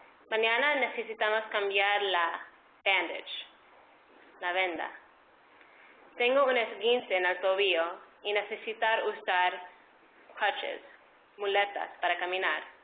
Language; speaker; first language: Spanish; early bilingual, heritage; Spanish